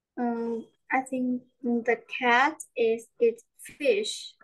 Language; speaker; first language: English; non-native, learner; Vietnamese